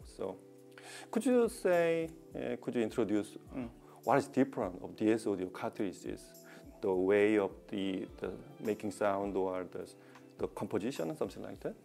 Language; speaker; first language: English; non-native, learner; Korean